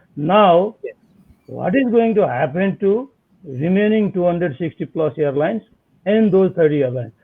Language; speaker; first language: English; non-native, local second language; Nepali